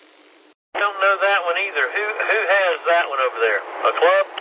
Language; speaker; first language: English; native; English